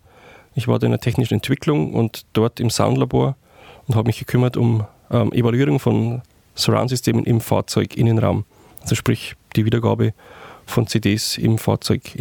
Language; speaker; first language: German; native; German